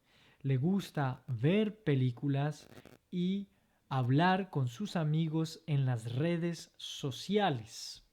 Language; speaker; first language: Spanish; non-native, fluent; French